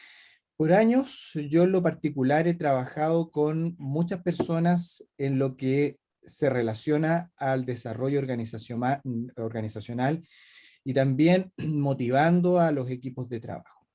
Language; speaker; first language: Spanish; native; Spanish